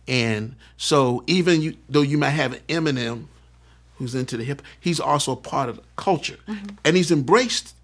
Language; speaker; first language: English; native; English